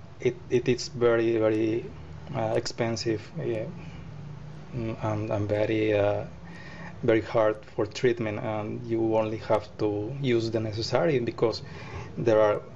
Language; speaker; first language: English; non-native, learner; Spanish